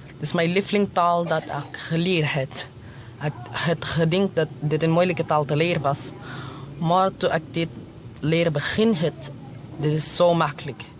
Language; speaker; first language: Dutch; non-native, learner; Filipino